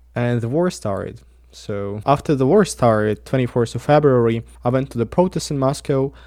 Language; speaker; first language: English; non-native, fluent; Russian